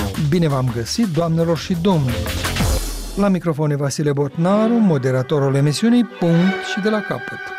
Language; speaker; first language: Romanian; native; Romanian